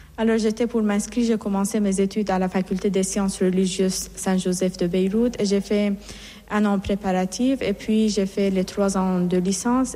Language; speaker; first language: French; non-native, fluent; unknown